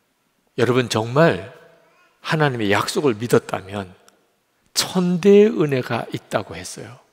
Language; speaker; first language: Korean; native; Korean